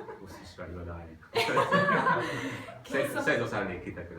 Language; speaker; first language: Japanese; non-native, learner; English